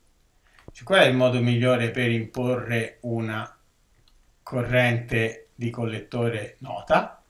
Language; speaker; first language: Italian; native; Italian